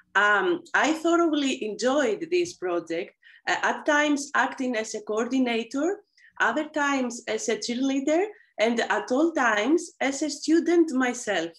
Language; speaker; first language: English; non-native, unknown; Greek